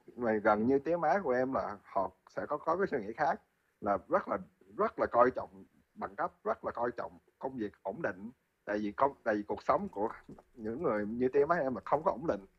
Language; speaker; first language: Vietnamese; early bilingual, heritage; Vietnamese